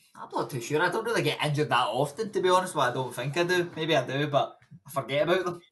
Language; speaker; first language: English; native; English